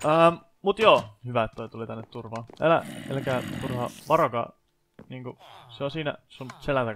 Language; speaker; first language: Finnish; native; Finnish